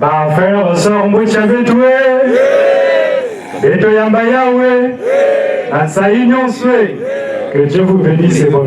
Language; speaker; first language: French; non-native, local second language; Lingala